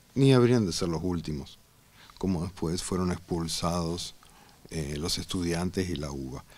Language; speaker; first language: Spanish; native; Spanish